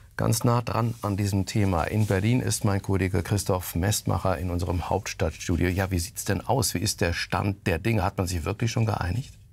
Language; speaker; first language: German; native; German